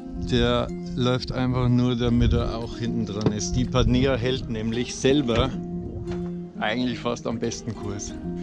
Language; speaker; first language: German; native; German